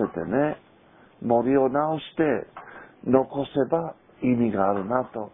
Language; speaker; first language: Japanese; non-native, fluent; English